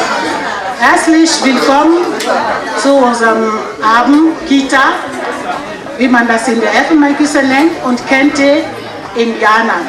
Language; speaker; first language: German; non-native, fluent; French